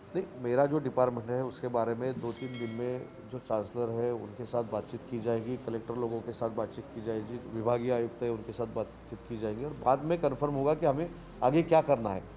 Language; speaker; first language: Hindi; non-native, local second language; Marathi